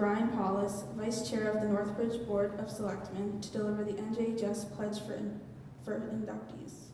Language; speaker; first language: English; native; English